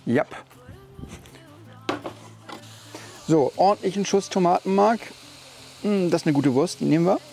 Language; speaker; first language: German; native; German